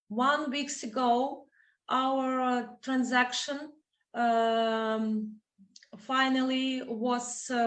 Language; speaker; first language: English; non-native, fluent; Ukrainian